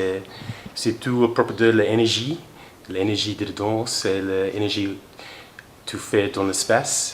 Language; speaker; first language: French; non-native, learner; English